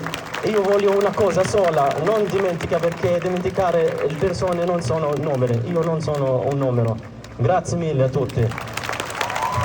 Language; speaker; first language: Italian; non-native, learner; Arabic